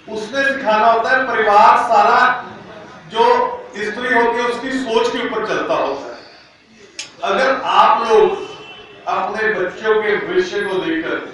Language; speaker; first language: Hindi; non-native, local second language; Punjabi